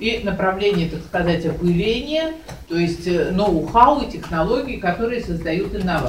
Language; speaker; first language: Russian; native; Russian